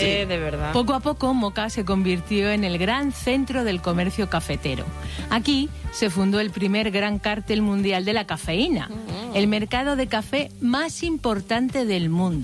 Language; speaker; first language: Spanish; native; Spanish